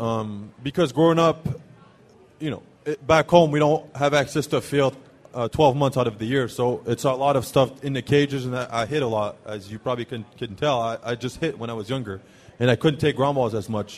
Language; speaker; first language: English; non-native, fluent; French